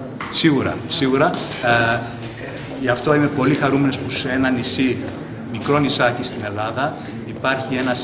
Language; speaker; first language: Greek; early bilingual, heritage; Greek